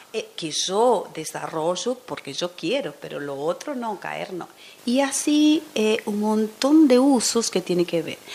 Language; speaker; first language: Spanish; non-native, fluent; Portuguese